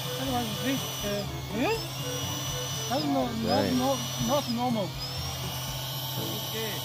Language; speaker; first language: English; non-native, learner; Filipino